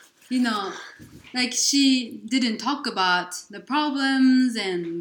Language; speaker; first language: English; non-native, fluent; Japanese